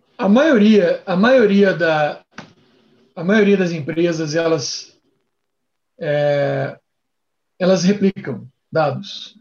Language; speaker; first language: Portuguese; native; Portuguese